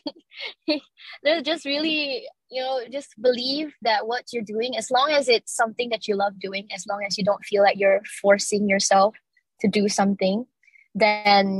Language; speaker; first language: English; non-native, local second language; Chinese